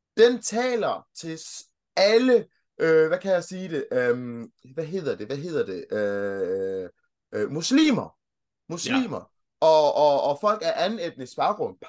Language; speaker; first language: Danish; early bilingual, other home language; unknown